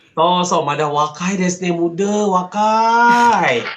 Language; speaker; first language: Japanese; non-native, fluent; Malay